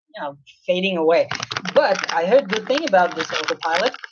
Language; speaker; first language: English; non-native, local second language; Urdu